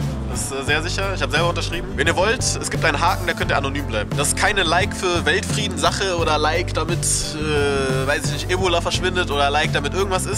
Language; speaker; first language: German; native; German